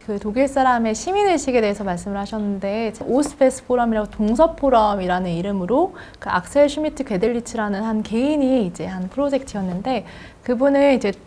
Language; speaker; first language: Korean; native; Korean